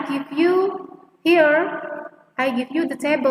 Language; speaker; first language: English; non-native, fluent; Indonesian